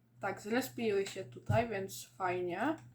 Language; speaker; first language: Polish; native; Polish